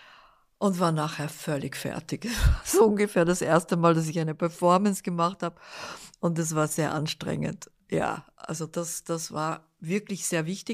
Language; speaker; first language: German; early bilingual, other home language; Dutch